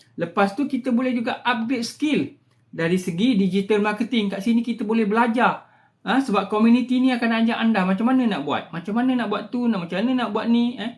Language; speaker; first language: Malay; native; Malay